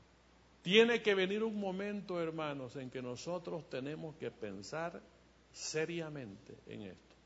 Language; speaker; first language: Spanish; native; Spanish